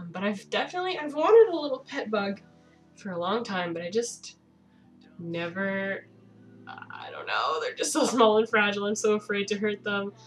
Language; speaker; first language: English; native; English